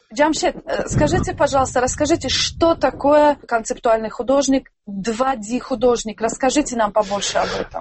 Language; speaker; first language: Russian; non-native, local second language; Tajik